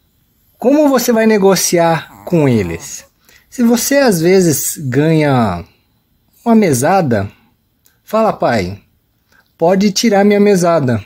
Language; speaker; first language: Portuguese; native; Portuguese